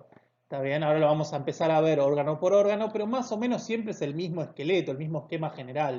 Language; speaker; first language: Spanish; native; Spanish